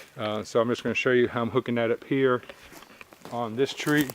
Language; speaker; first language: English; native; English